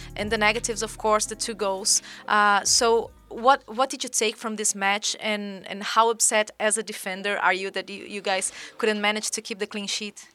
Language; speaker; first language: English; non-native, fluent; Portuguese